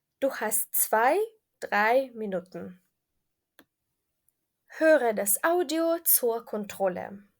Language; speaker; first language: German; non-native, fluent; Ukrainian